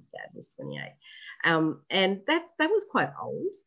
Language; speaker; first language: English; native; English